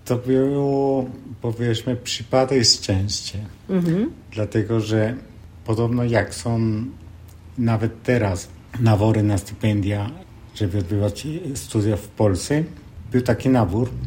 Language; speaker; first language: Polish; non-native, fluent; Spanish